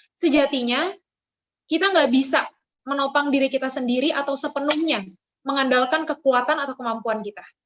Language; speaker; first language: Indonesian; native; Indonesian